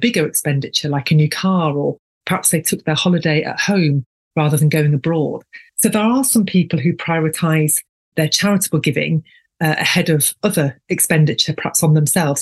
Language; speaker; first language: English; native; English